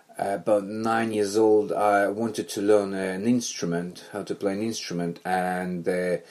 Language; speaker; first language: English; non-native, fluent; Belarusian